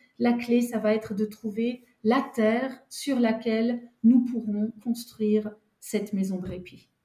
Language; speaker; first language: French; non-native, local second language; Luxembourgish